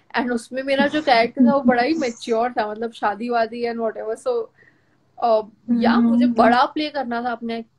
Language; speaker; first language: Hindi; non-native, local second language; Gujarati